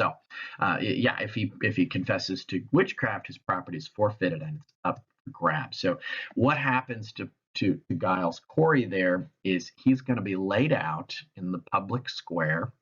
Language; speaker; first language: English; native; English